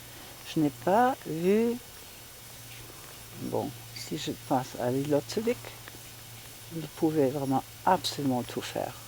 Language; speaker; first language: French; non-native, fluent; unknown